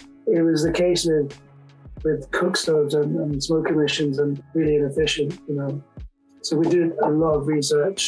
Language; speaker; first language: English; native; English